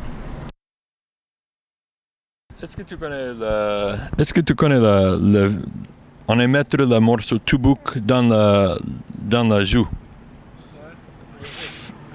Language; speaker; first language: French; non-native, learner; English